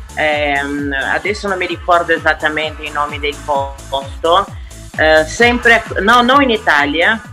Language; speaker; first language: Italian; non-native, fluent; Portuguese